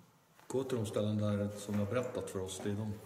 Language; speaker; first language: Swedish; native; Swedish